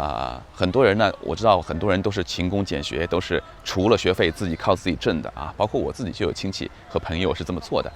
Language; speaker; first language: Chinese; native; Chinese